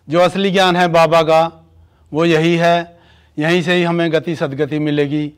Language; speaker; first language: Hindi; native; Hindi